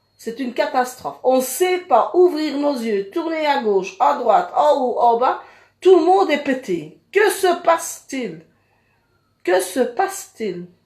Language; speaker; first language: French; early bilingual, other home language; Arabic